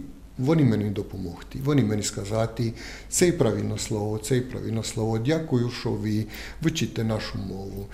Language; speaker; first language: Ukrainian; non-native, learner; Croatian